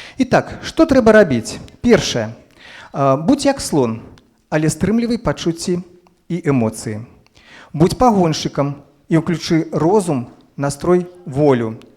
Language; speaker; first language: Belarusian; non-native, local second language; Russian